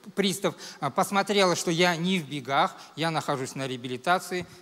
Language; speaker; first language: Russian; native; Russian